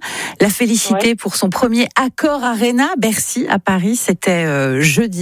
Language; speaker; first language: French; native; French